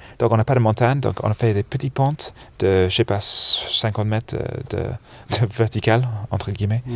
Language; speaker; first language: French; non-native, fluent; English